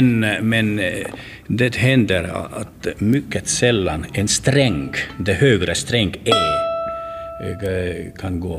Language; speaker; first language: Swedish; non-native, learner; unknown